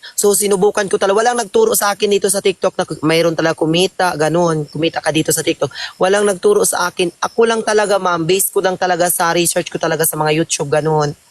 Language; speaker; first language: Filipino; non-native, local second language; Cebuano